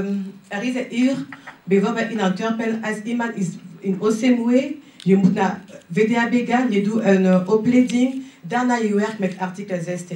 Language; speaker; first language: Dutch; non-native, learner; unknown